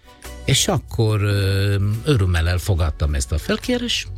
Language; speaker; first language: Hungarian; non-native, learner; Italian